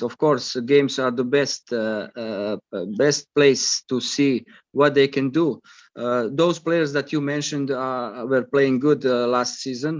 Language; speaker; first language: English; non-native, fluent; Croatian